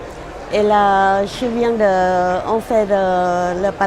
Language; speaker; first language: French; non-native, learner; Thai